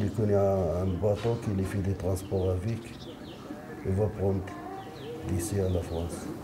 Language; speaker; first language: French; non-native, learner; Riffian